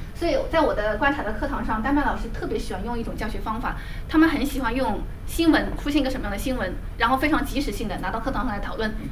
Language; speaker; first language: Chinese; native; Chinese